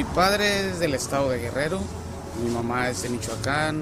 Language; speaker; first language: Spanish; native; Spanish